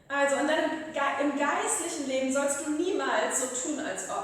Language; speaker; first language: German; native; German